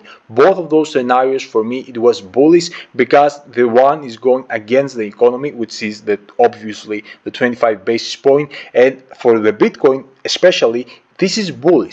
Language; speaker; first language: English; non-native, fluent; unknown